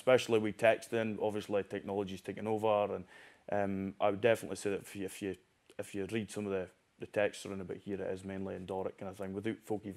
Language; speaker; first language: English; non-native, local second language; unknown